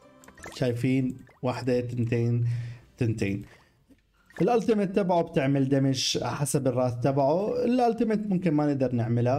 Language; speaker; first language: Arabic; native; Arabic